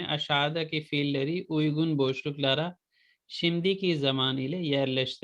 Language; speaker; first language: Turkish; non-native, learner; Urdu